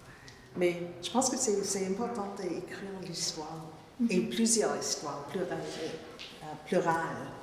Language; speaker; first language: French; non-native, fluent; English